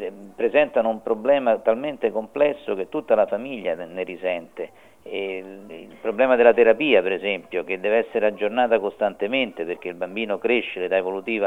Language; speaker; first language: Italian; native; Italian